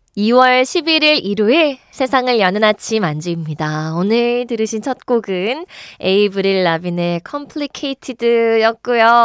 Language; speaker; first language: Korean; native; Korean